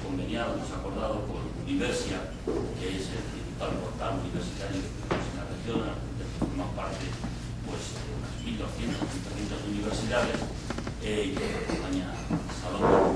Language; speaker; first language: Spanish; native; Spanish